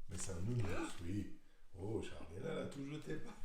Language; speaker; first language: French; native; French